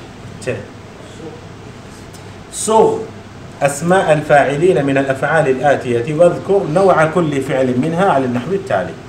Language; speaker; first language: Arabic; non-native, fluent; Urdu